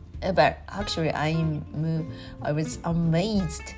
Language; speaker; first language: English; non-native, learner; Japanese